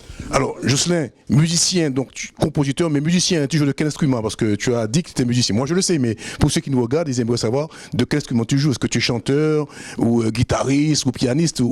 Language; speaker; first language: French; native; French